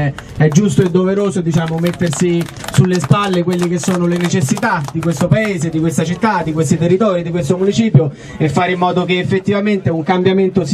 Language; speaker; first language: Italian; native; Italian